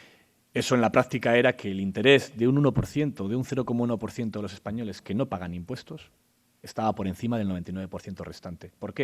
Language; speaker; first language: Spanish; native; Spanish